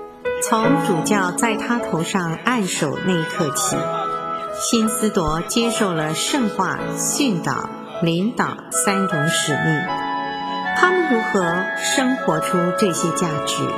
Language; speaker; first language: Chinese; native; Chinese